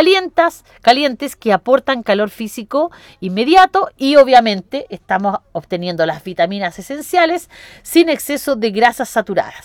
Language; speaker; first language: Spanish; native; Spanish